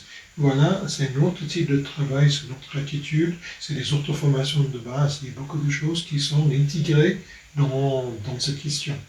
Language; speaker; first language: French; non-native, fluent; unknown